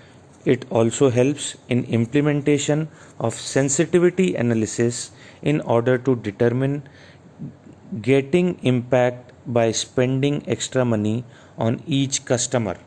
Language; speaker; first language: English; non-native, local second language; Hindi